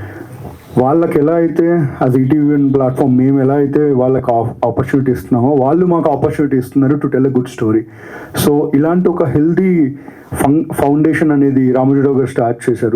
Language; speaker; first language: Telugu; native; Telugu